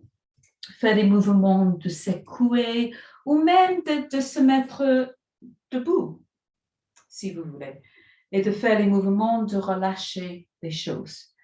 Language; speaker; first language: French; non-native, fluent; English